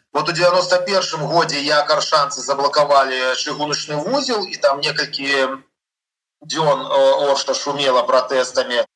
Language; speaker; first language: Belarusian; non-native, local second language; Russian